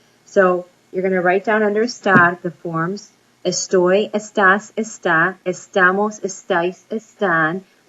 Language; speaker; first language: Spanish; non-native, fluent; English